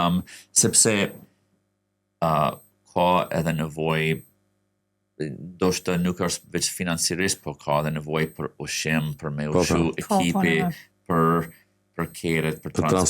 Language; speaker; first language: Albanian; non-native, fluent; English